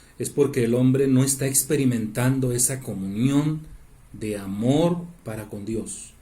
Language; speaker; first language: Spanish; native; Spanish